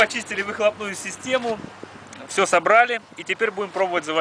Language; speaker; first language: Russian; native; Russian